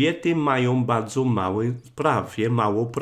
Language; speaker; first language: Polish; non-native, learner; English